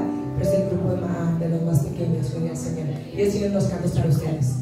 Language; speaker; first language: Spanish; native; Spanish